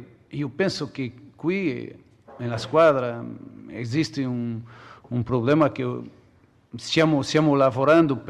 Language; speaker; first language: Italian; non-native, learner; Portuguese